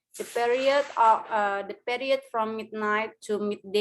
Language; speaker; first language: English; non-native, learner; Indonesian